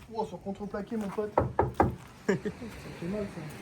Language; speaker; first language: French; native; French